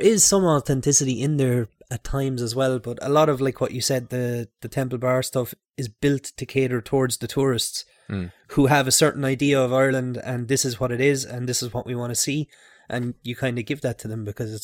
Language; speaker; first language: English; native; English